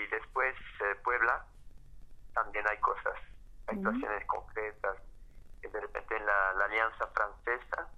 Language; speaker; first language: Spanish; non-native, fluent; French